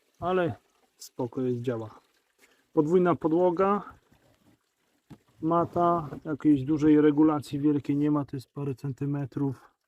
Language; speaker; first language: Polish; native; Polish